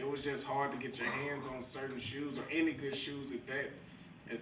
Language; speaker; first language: English; native; English